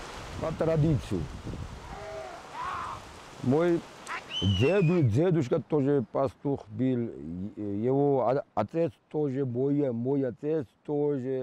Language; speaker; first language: Russian; non-native, local second language; Georgian